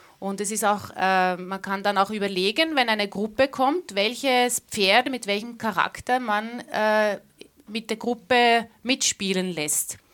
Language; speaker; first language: German; native; German